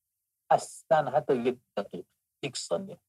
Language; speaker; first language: Persian; native; Persian